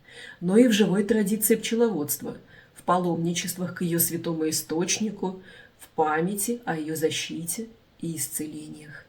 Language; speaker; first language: Russian; native; Russian